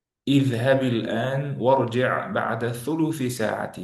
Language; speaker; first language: Arabic; non-native, fluent; Uzbek